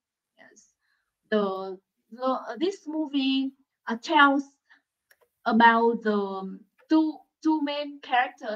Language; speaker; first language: English; non-native, learner; Vietnamese